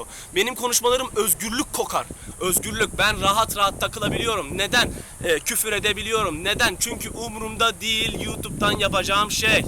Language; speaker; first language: Turkish; native; Turkish